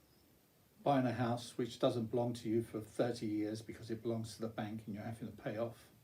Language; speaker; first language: English; native; English